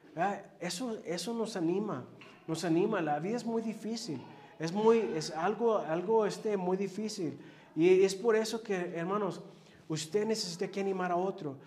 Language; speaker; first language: Spanish; early bilingual, heritage; Spanish